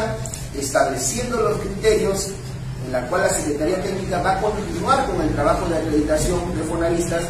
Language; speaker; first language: Spanish; native; Spanish